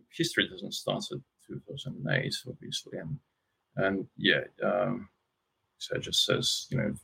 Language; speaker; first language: English; non-native, fluent; Russian